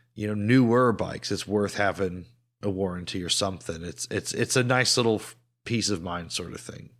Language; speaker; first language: English; native; English